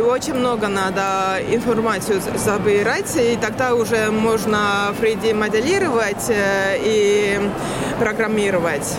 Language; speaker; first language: Russian; non-native, learner; Estonian